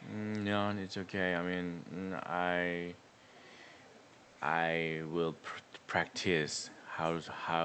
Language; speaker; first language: English; non-native, learner; Korean